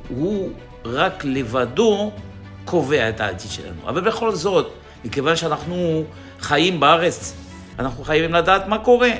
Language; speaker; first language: Hebrew; non-native, fluent; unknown